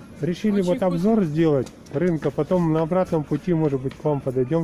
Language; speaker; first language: Russian; native; Russian